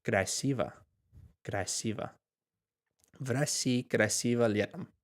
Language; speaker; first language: Russian; non-native, learner; English